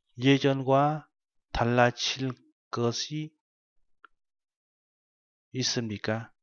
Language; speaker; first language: Korean; non-native, fluent; Vietnamese